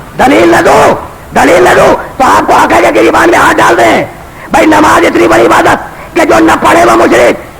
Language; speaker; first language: Urdu; native; Urdu